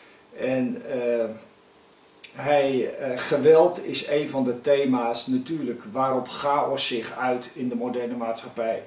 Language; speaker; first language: Dutch; native; Dutch